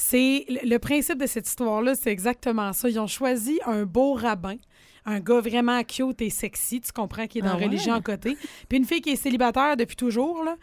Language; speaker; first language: French; native; French